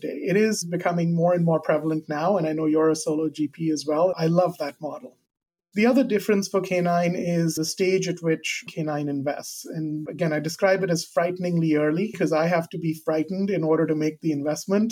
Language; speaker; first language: English; non-native, local second language; Hindi